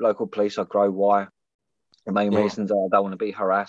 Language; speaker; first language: English; native; English